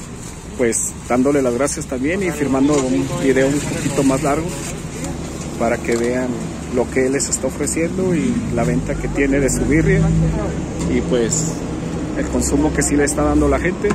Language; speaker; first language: Spanish; native; Spanish